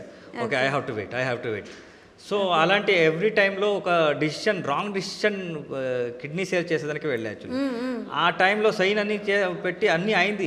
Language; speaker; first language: Telugu; non-native, local second language; Kannada